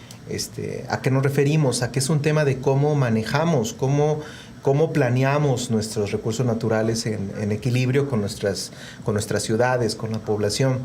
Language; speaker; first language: Spanish; native; Spanish